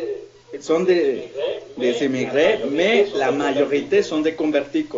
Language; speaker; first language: French; non-native, learner; Spanish